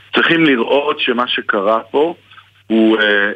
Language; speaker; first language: Hebrew; native; Hebrew